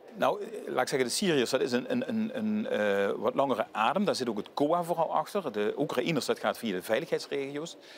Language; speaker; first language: Dutch; native; Dutch